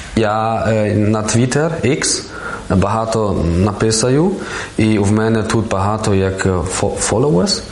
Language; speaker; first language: Ukrainian; non-native, learner; German